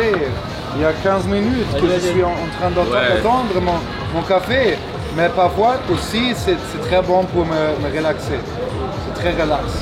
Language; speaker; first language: French; non-native, learner; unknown